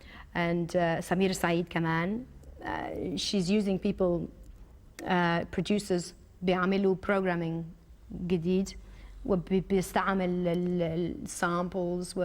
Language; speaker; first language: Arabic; early bilingual, heritage; Arabic